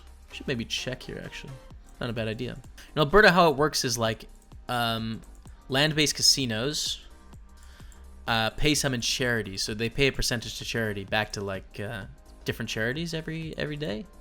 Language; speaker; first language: English; native; English